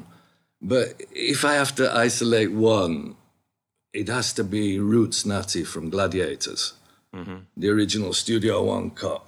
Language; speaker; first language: English; native; English